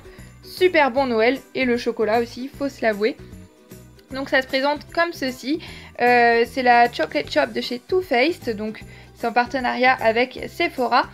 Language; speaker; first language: French; native; French